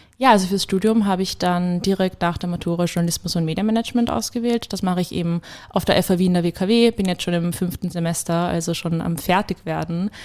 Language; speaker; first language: German; native; German